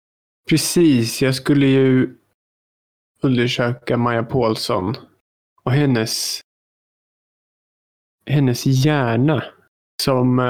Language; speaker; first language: Swedish; native; Swedish